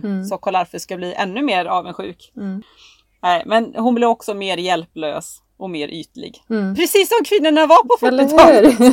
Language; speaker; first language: Swedish; native; Swedish